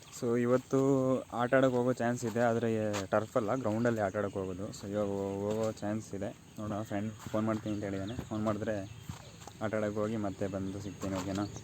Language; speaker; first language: Kannada; native; Kannada